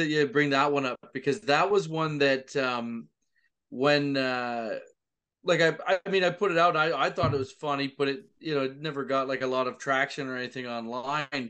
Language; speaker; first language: English; native; English